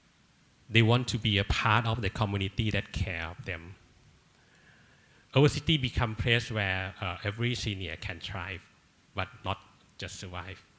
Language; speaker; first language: English; non-native, learner; Thai